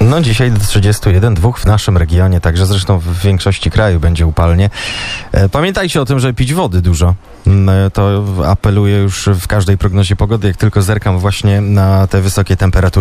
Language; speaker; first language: Polish; native; Polish